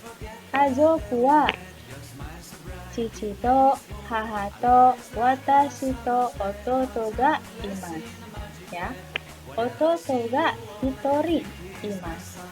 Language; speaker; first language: Japanese; non-native, learner; Indonesian